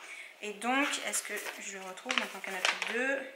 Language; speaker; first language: French; native; French